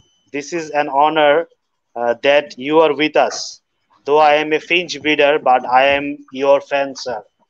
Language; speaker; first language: English; non-native, local second language; Bangla